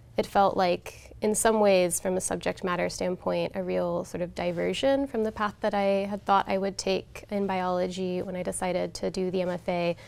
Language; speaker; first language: English; native; English